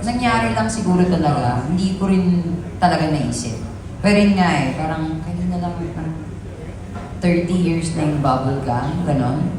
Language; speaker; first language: Filipino; native; Filipino